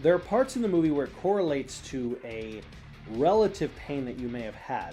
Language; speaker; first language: English; native; English